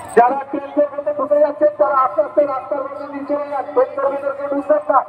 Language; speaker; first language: Bangla; native; Bangla